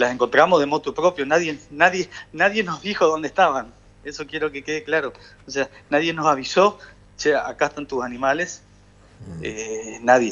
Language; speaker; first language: Spanish; native; Spanish